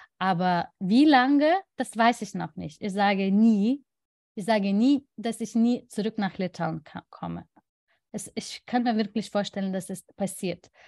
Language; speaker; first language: German; non-native, fluent; Lithuanian